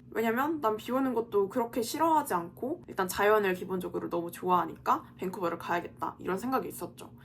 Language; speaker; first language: Korean; native; Korean